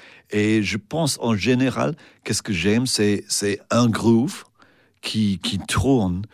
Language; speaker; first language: French; non-native, fluent; English